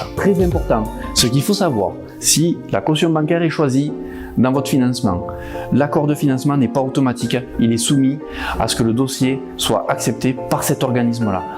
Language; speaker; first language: French; native; French